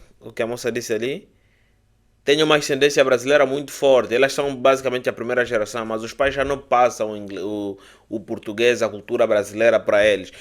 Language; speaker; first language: Portuguese; native; Portuguese